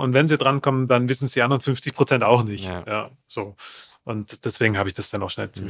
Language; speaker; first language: German; native; German